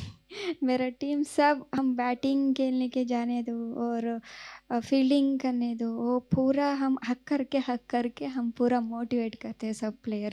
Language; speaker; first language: Hindi; non-native, local second language; Kannada